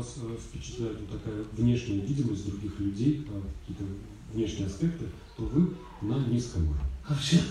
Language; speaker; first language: Russian; native; Russian